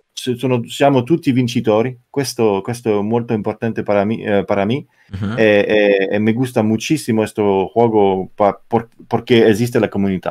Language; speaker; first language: Italian; non-native, learner; French